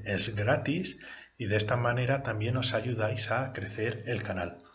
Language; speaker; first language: Spanish; native; Spanish